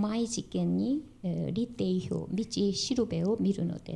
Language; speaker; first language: Japanese; non-native, fluent; Korean